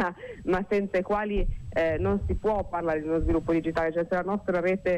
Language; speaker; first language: Italian; native; Italian